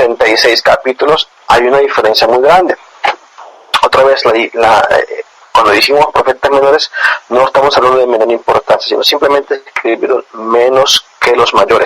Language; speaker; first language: Spanish; native; Spanish